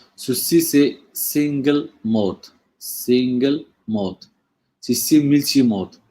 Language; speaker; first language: French; non-native, local second language; Arabic